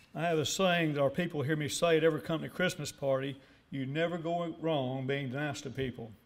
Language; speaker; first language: English; native; English